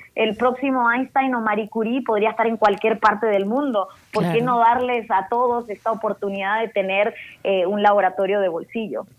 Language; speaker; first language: Spanish; native; Spanish